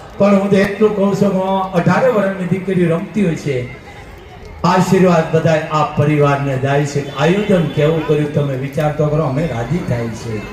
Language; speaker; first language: Gujarati; native; Gujarati